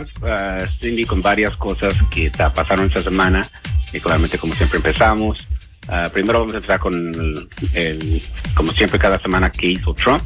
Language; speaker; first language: Spanish; early bilingual, heritage; Spanish